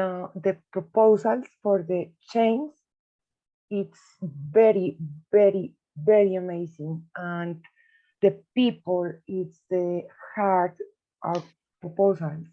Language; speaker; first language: English; non-native, learner; Spanish